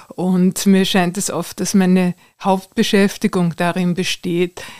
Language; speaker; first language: German; native; German